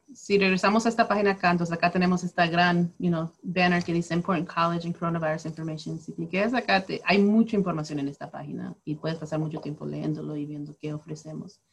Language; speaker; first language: Spanish; early bilingual, heritage; Spanish